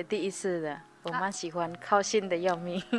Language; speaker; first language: Chinese; non-native, learner; Indonesian